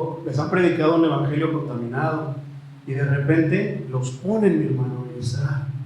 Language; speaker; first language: Spanish; native; Spanish